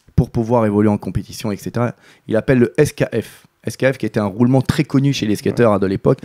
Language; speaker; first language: French; native; French